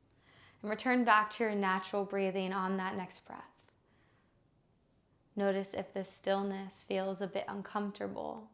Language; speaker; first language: English; native; English